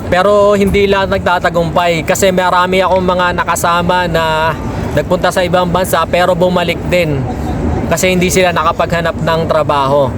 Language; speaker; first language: Filipino; native; Filipino